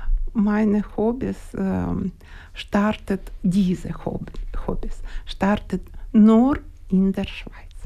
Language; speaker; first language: German; non-native, learner; Ukrainian